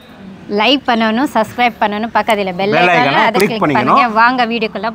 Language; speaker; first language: Tamil; non-native, learner; Kannada